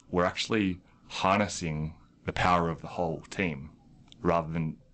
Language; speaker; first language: English; native; English